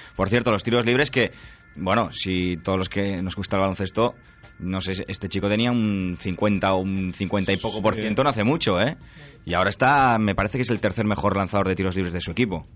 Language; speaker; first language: Spanish; native; Spanish